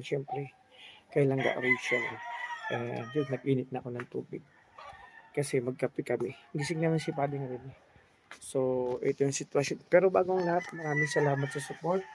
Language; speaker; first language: Filipino; non-native, local second language; Cebuano